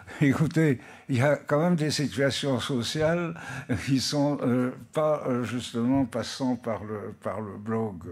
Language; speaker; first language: French; native; French